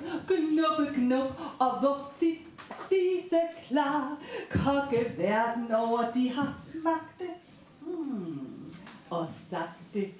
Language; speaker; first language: Danish; native; Danish